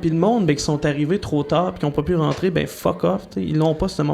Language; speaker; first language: French; native; French